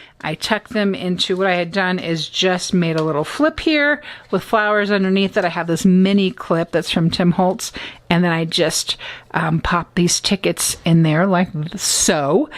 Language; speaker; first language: English; native; English